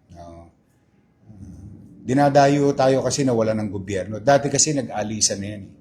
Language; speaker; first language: Filipino; native; Filipino